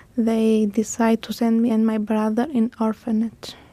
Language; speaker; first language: English; non-native, learner; Greek